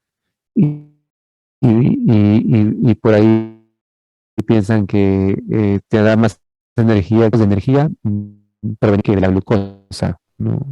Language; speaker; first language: Spanish; native; Spanish